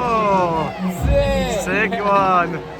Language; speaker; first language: English; non-native, learner; French